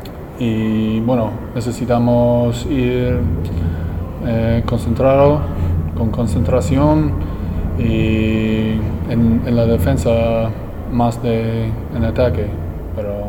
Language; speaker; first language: Spanish; non-native, learner; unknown